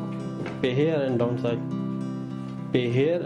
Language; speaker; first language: English; non-native, learner; Hindi